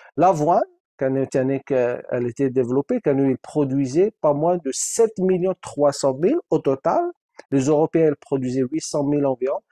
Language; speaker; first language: French; non-native, local second language; Arabic